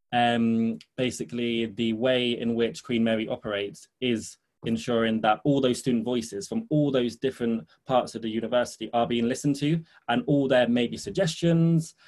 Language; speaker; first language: English; early bilingual, heritage; English